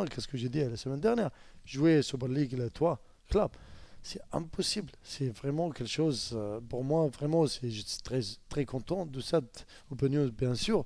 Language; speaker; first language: French; non-native, learner; Arabic